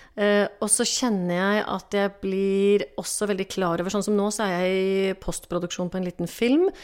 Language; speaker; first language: Norwegian; native; Norwegian